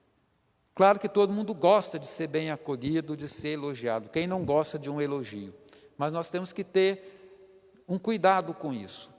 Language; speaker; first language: Portuguese; native; Portuguese